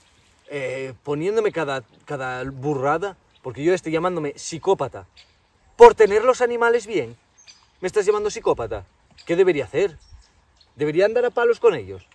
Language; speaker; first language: Spanish; native; Spanish